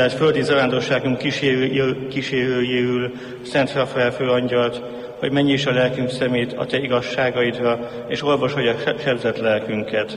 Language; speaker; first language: Hungarian; native; Hungarian